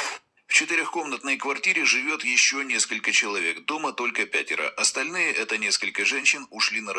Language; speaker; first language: Russian; native; Russian